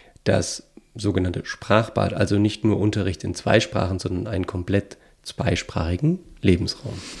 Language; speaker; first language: German; native; German